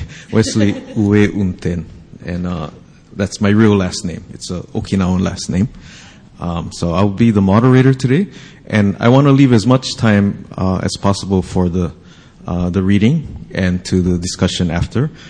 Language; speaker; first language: English; native; English